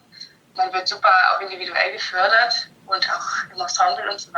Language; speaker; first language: German; native; German